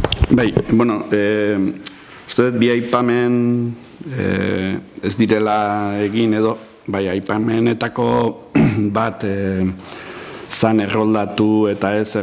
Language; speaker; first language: Basque; native; Basque